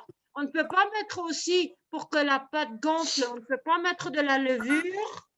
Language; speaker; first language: French; non-native, local second language; Arabic